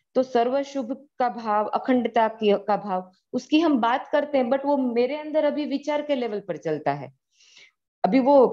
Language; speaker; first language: Hindi; non-native, local second language; Gujarati